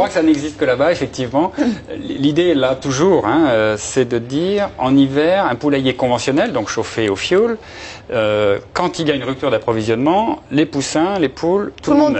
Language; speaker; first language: French; native; French